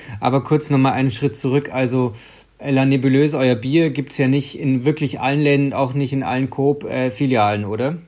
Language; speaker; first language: German; native; German